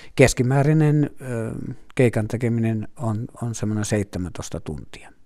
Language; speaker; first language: Finnish; native; Finnish